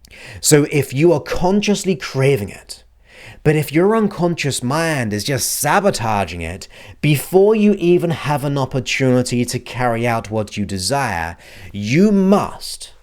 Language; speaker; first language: English; native; English